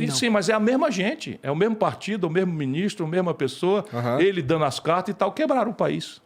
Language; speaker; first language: Portuguese; native; Portuguese